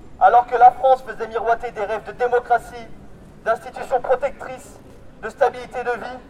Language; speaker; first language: French; native; French